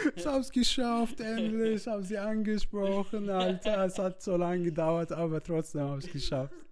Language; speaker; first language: German; non-native, fluent; Arabic